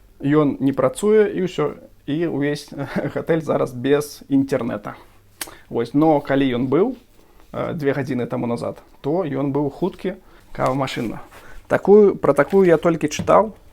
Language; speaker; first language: Belarusian; non-native, local second language; Russian